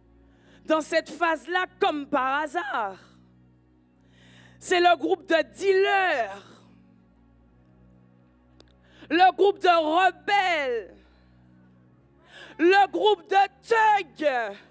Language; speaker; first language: French; native; French